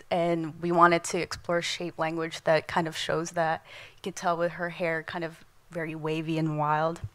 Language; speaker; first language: English; non-native, fluent; Indonesian